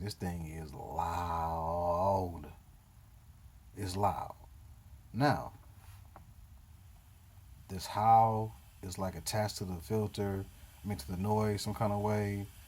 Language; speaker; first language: English; native; English